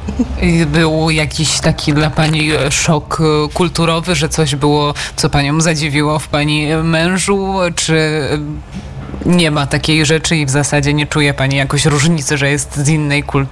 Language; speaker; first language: Polish; native; Polish